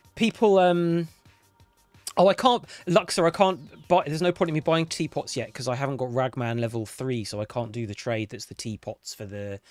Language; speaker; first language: English; native; English